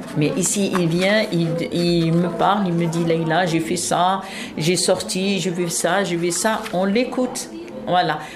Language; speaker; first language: French; non-native, local second language; Arabic